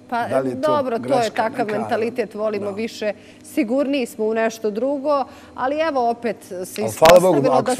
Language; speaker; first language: Bosnian; native; Bosnian